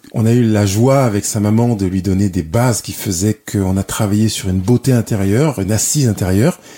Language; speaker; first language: French; native; French